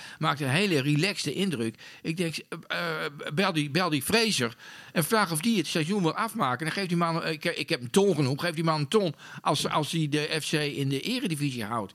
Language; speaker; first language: Dutch; native; Dutch